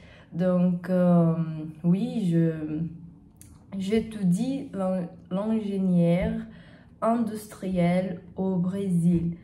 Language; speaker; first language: French; non-native, learner; Portuguese